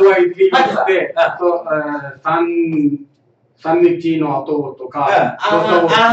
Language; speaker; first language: Japanese; non-native, learner; Tamil